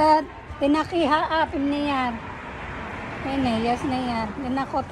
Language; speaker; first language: Hebrew; non-native, learner; Filipino